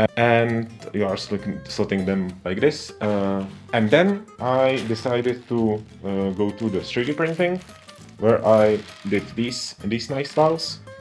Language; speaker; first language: English; non-native, fluent; Czech